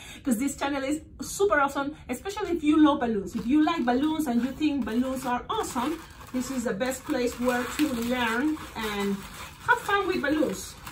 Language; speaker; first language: English; non-native, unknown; Spanish